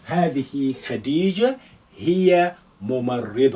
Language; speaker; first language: Arabic; non-native, fluent; English